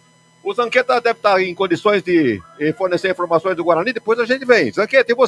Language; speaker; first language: Portuguese; native; Portuguese